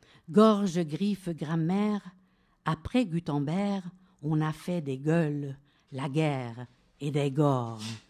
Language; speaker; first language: French; native; French